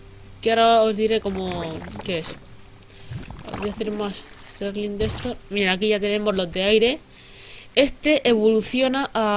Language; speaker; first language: Spanish; native; Spanish